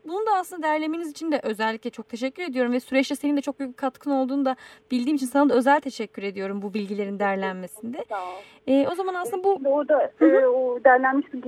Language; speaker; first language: Turkish; native; Turkish